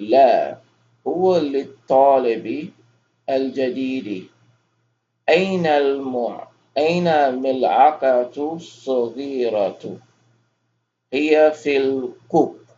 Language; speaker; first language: Arabic; non-native, fluent; English